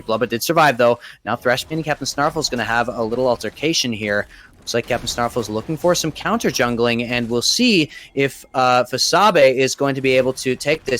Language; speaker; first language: English; native; English